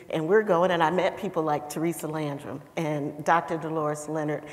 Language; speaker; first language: English; native; English